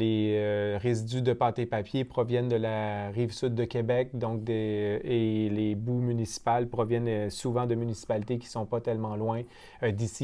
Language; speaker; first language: French; native; French